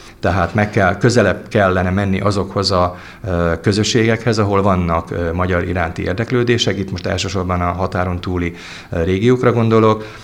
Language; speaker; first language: Hungarian; native; Hungarian